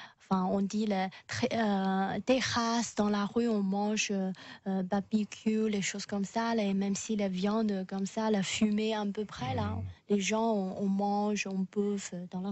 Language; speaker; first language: French; non-native, learner; Chinese